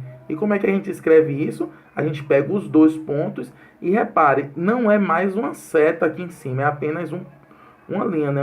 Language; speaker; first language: Portuguese; native; Portuguese